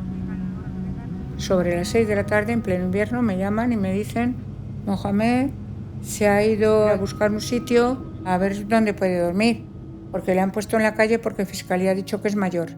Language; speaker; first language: Spanish; native; Spanish